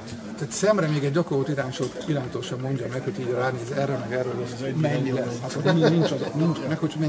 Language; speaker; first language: Hungarian; native; Hungarian